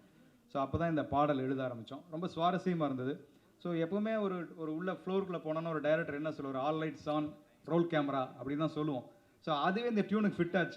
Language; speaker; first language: Tamil; native; Tamil